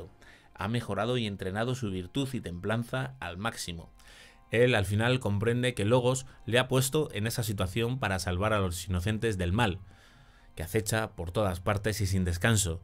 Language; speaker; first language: Spanish; native; Spanish